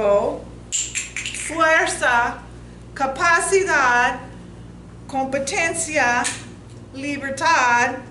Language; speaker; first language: Spanish; non-native, learner; English